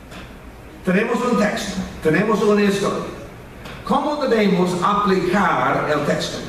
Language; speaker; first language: Spanish; non-native, fluent; English